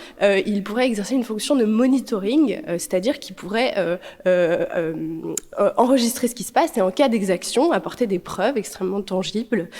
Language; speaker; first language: French; native; French